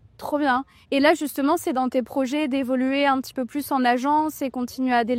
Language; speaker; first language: French; native; French